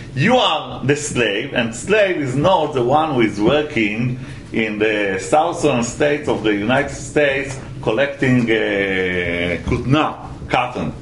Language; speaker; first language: English; non-native, fluent; Hebrew